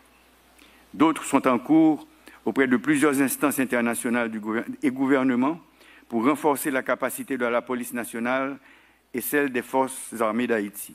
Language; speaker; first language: French; non-native, local second language; Haitian Creole